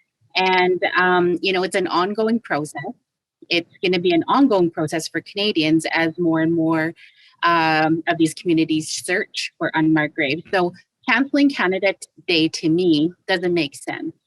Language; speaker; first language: English; native; English